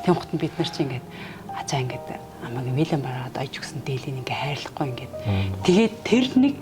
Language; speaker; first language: Mongolian; native; Mongolian